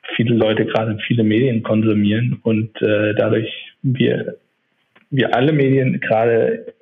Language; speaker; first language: German; native; German